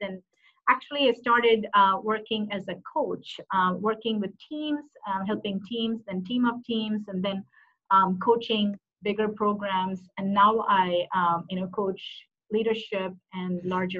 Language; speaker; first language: English; non-native, local second language; Tamil